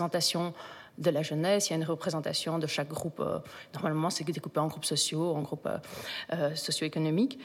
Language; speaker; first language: French; native; French